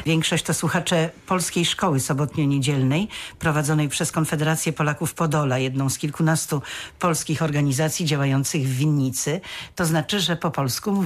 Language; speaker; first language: Polish; native; Polish